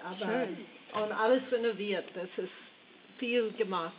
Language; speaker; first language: German; non-native, learner; English